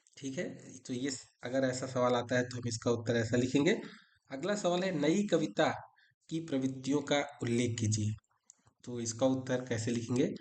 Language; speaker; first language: Hindi; native; Hindi